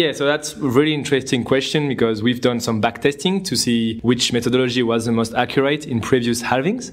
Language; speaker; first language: English; non-native, fluent; French